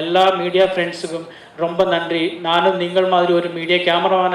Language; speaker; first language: Tamil; non-native, learner; Malayalam